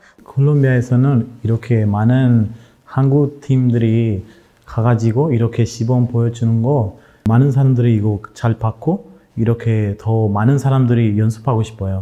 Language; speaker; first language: Korean; non-native, fluent; Spanish